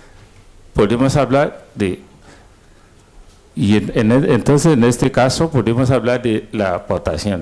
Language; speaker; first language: Spanish; non-native, fluent; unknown